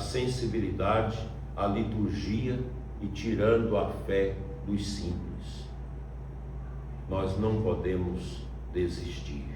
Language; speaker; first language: Portuguese; native; Portuguese